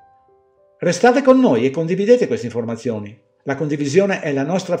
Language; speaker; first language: Italian; native; Italian